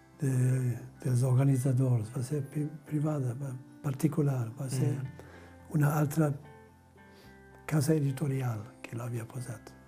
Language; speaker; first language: Catalan; non-native, fluent; German